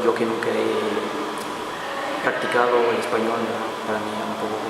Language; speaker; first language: Spanish; non-native, learner; Portuguese